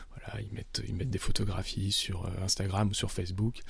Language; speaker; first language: French; native; French